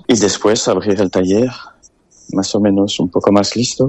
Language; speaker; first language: Spanish; non-native, learner; French